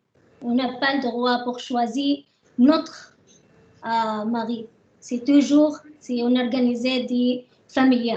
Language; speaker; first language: French; non-native, learner; Arabic